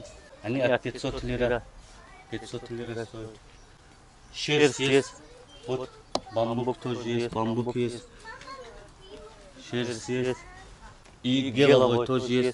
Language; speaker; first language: Russian; non-native, learner; Turkish